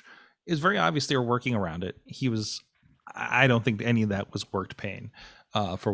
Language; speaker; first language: English; native; English